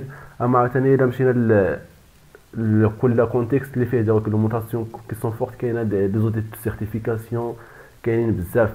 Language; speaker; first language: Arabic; native; Arabic